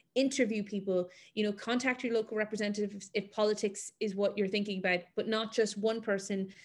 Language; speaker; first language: English; native; English